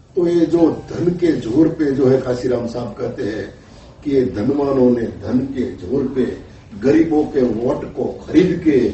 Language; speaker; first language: Hindi; non-native, local second language; Gujarati